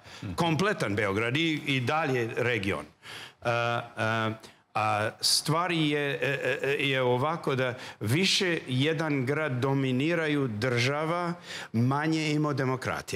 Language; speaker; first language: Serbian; non-native, learner; English